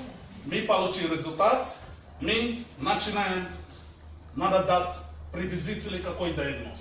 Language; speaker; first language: Russian; non-native, learner; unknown